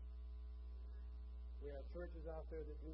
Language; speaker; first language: English; native; English